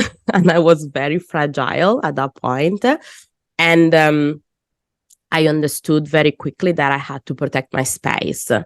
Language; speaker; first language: English; non-native, fluent; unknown